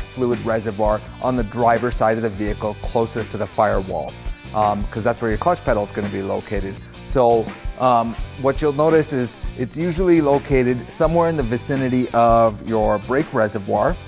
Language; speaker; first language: English; native; English